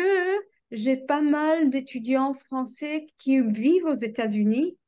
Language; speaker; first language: French; non-native, fluent; English